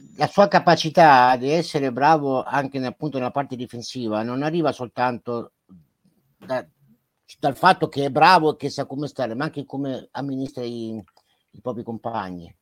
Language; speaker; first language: Italian; native; Italian